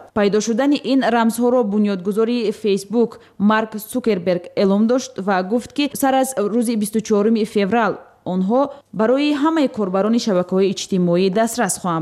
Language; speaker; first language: Tajik; native; Tajik